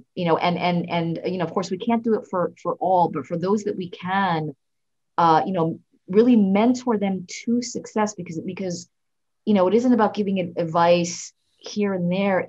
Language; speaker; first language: English; native; English